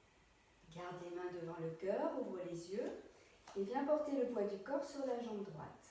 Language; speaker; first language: French; native; French